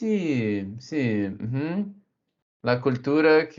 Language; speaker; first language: Spanish; non-native, learner; English